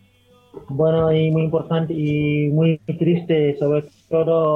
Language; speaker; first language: Spanish; non-native, fluent; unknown